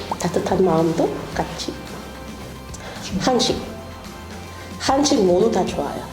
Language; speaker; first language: Korean; non-native, learner; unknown